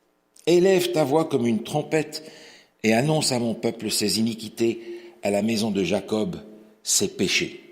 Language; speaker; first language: French; native; French